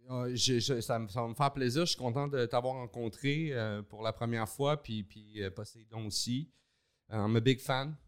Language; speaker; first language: French; native; French